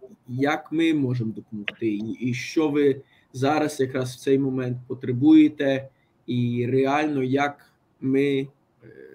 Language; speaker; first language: Ukrainian; early bilingual, heritage; Ukrainian